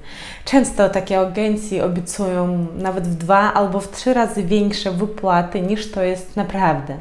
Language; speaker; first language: Polish; non-native, fluent; Ukrainian